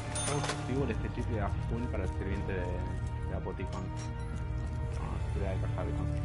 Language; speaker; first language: Spanish; native; Spanish